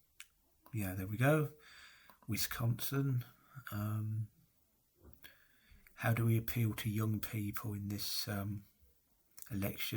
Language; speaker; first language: English; native; English